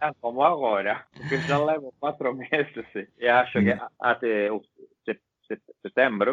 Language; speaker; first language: Portuguese; non-native, learner; Italian